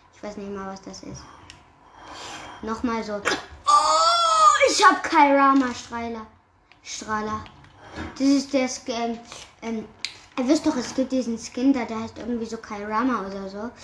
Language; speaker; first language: German; native; German